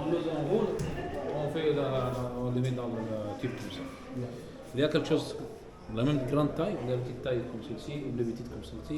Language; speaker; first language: French; non-native, fluent; Arabic